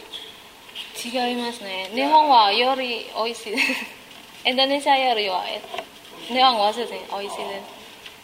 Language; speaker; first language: Japanese; non-native, learner; Indonesian